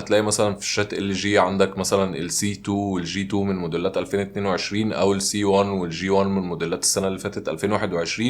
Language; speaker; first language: Arabic; native; Arabic